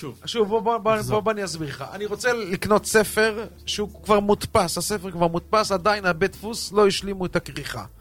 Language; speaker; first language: Hebrew; native; Hebrew